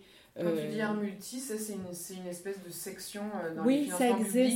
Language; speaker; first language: French; native; French